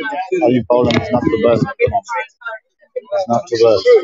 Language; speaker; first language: English; non-native, learner; Polish